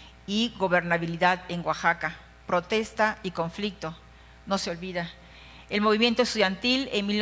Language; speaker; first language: Spanish; native; Spanish